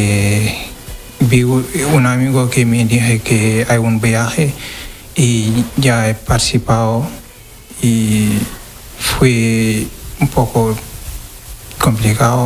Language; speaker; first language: Spanish; non-native, learner; Wolof